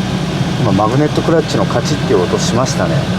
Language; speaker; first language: Japanese; native; Japanese